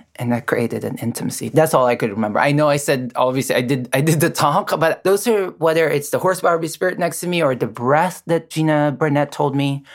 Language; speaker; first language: English; non-native, local second language; Filipino